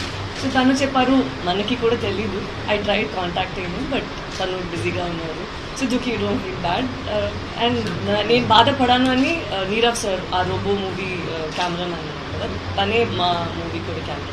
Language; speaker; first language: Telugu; non-native, learner; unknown